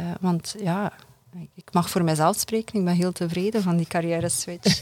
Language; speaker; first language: Dutch; native; Dutch